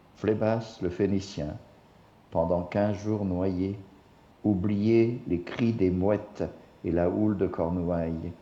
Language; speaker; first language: French; non-native, fluent; English